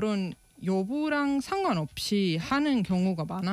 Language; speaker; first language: Korean; non-native, fluent; Estonian